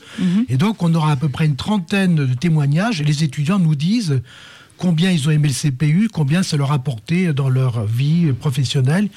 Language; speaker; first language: French; native; French